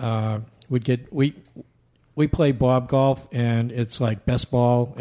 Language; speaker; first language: English; native; English